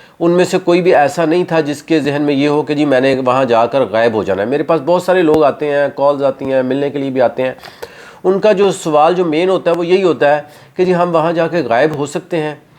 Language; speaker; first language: Urdu; non-native, local second language; Punjabi